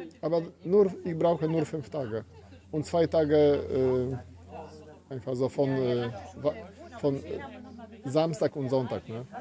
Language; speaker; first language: German; non-native, learner; Polish